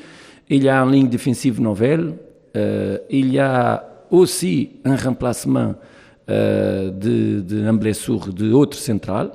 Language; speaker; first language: French; non-native, learner; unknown